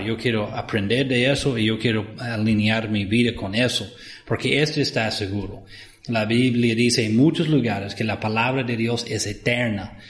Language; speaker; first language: Spanish; non-native, fluent; English